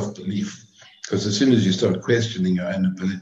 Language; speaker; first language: English; native; English